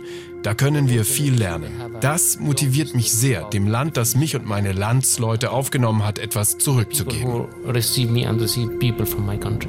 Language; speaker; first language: German; non-native, fluent; Arabic